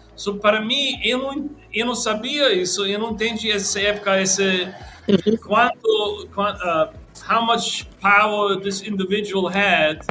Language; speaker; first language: Portuguese; non-native, learner; English